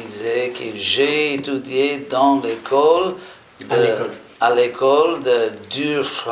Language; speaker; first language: French; non-native, fluent; English